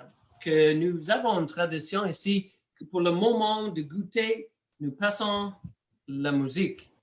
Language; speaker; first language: French; non-native, learner; English